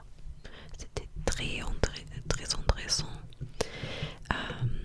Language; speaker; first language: French; non-native, fluent; German